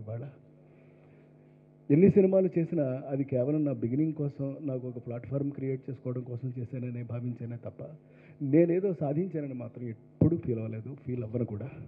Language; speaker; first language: Telugu; native; Telugu